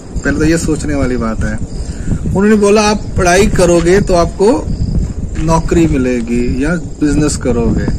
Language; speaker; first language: Hindi; non-native, local second language; Marathi